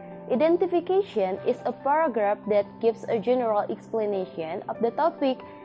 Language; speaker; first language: English; non-native, fluent; Indonesian